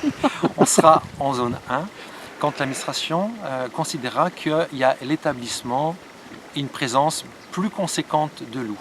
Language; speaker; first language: French; native; French